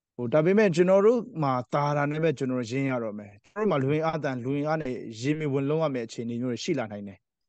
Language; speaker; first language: Burmese; non-native, local second language; Hakha Chin